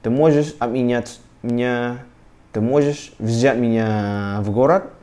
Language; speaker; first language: Russian; non-native, learner; Indonesian